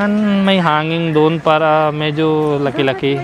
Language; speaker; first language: Filipino; non-native, learner; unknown